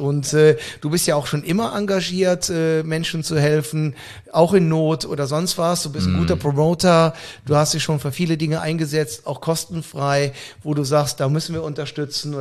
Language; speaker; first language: German; native; German